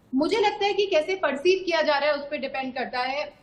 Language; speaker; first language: Hindi; native; Hindi